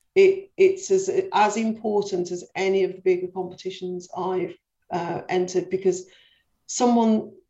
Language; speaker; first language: English; native; English